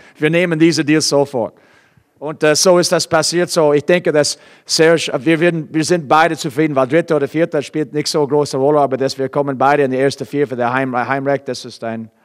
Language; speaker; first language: German; non-native, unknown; English